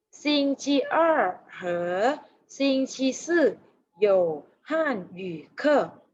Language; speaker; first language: Chinese; non-native, fluent; Thai